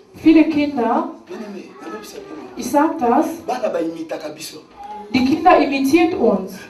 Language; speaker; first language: German; non-native, learner; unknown